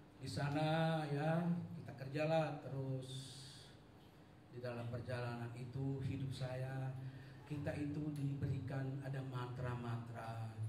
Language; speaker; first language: Indonesian; non-native, local second language; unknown